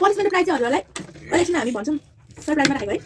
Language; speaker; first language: Nepali; native; Nepali